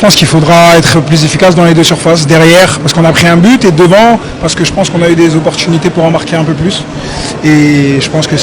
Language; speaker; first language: French; native; French